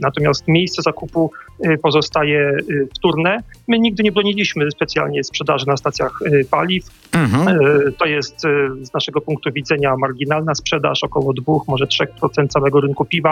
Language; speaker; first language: Polish; native; Polish